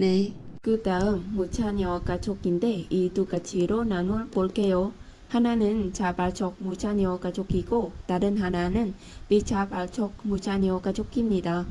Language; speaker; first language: Korean; non-native, fluent; Vietnamese